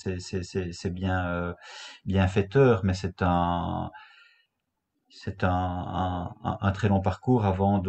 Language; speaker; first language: French; native; French